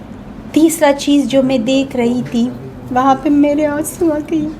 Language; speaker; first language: Hindi; non-native, learner; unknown